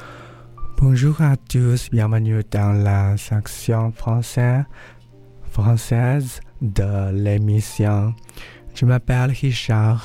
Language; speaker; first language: French; non-native, learner; English